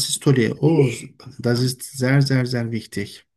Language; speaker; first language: German; non-native, learner; Turkish